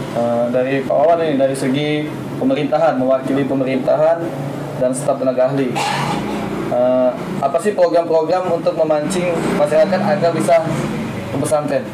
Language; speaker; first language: Malay; native; Malay